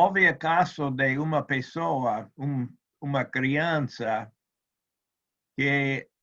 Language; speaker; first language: Spanish; non-native, learner; Portuguese